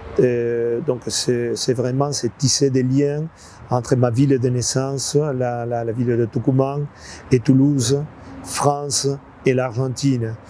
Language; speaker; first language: French; non-native, fluent; Spanish